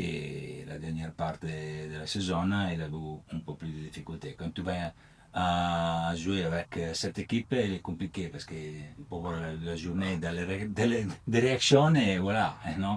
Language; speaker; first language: French; non-native, learner; Italian